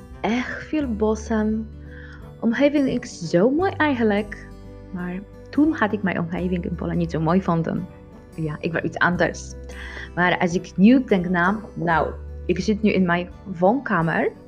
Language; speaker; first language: Dutch; non-native, learner; Polish